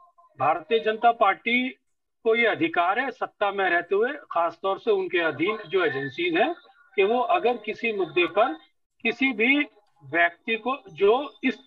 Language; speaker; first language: Hindi; native; Hindi